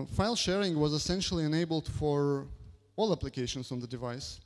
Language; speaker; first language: English; non-native, fluent; Russian